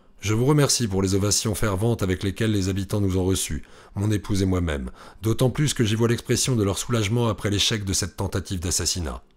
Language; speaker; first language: French; native; French